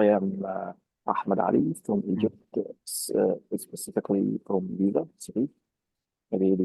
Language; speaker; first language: English; non-native, fluent; Arabic